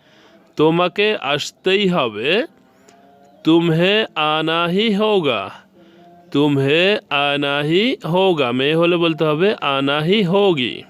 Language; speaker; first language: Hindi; non-native, learner; Bangla